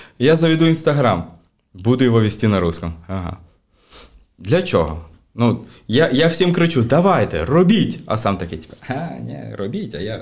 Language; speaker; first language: Ukrainian; non-native, local second language; Russian